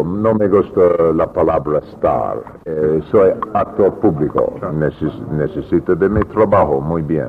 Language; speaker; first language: Spanish; non-native, learner; English